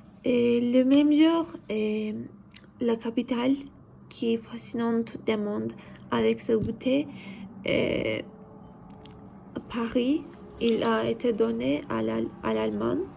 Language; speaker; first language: French; non-native, learner; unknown